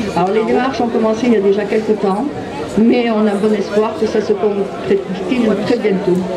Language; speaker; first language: French; native; French